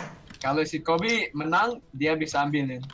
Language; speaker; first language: Indonesian; early bilingual, heritage; Indonesian